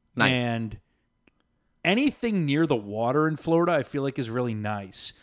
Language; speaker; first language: English; native; English